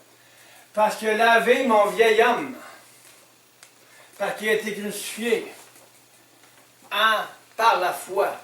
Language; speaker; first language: French; native; French